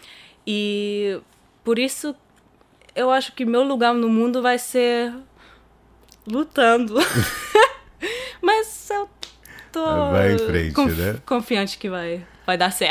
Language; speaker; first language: Portuguese; early bilingual, heritage; German